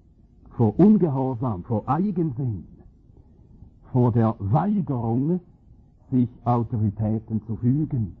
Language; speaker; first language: German; native; German